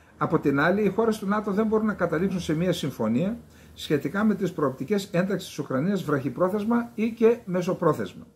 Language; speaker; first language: Greek; native; Greek